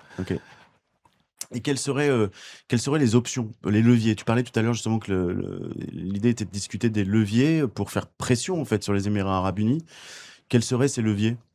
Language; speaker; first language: French; native; French